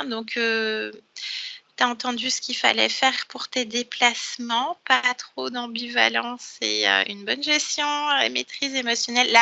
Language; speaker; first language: French; native; French